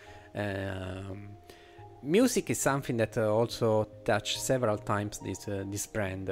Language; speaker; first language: English; non-native, fluent; Italian